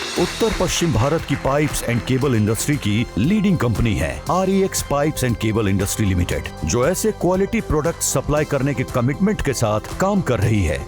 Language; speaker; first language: Hindi; native; Hindi